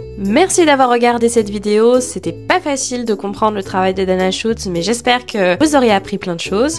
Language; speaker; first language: French; native; French